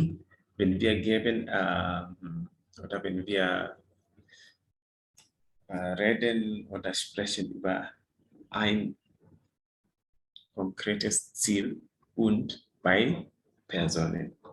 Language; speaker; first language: German; non-native, fluent; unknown